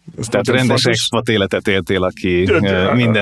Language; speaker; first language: Hungarian; native; Hungarian